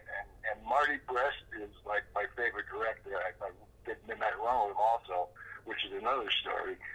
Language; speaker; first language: English; native; English